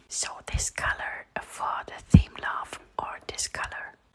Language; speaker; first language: English; non-native, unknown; German